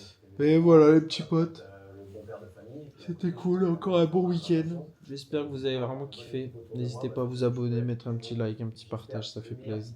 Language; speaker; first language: French; native; French